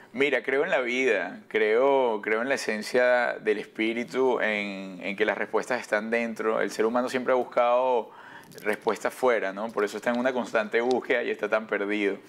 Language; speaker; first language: Spanish; native; Spanish